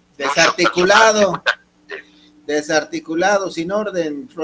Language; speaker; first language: Spanish; native; Spanish